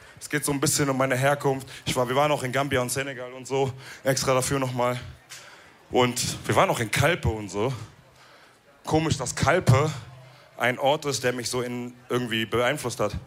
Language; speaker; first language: German; early bilingual, other home language; Wolof